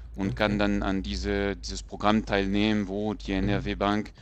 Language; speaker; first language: German; non-native, fluent; French